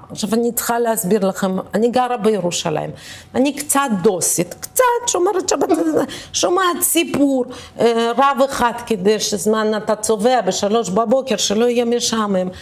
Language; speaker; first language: Hebrew; early bilingual, other home language; Russian